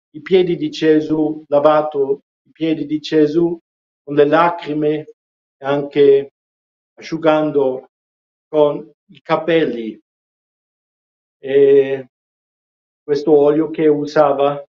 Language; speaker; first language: Italian; non-native, fluent; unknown